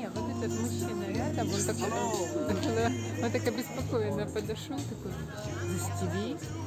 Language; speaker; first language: Russian; native; Russian